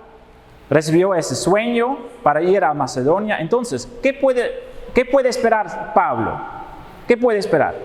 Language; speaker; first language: Spanish; non-native, fluent; Dutch